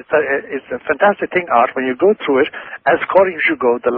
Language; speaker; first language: English; non-native, local second language; Irish